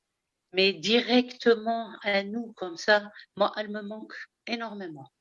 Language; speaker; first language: French; early bilingual, heritage; Arabic